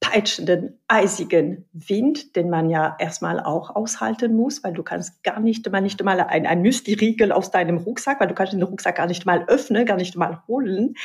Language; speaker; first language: German; non-native, fluent; French